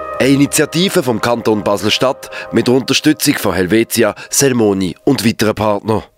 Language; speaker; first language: German; native; German